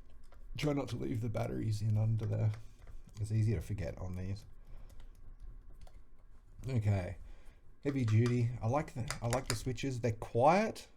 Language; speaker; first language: English; native; English